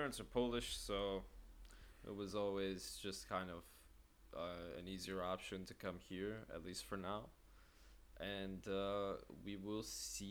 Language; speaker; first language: English; native; English